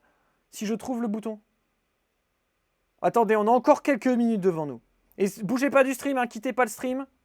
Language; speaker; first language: French; native; French